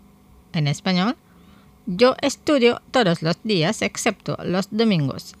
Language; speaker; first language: Spanish; non-native, fluent; Indonesian